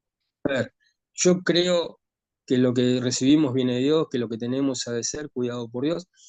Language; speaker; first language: Spanish; native; Spanish